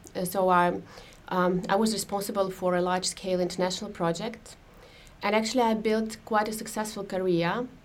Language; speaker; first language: English; non-native, fluent; Russian